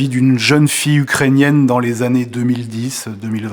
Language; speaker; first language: French; native; French